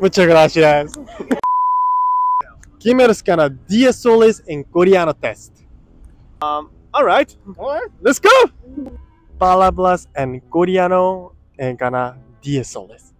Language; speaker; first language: Spanish; non-native, learner; Korean